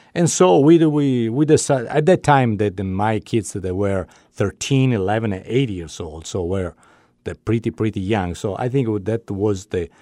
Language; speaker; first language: English; non-native, fluent; Italian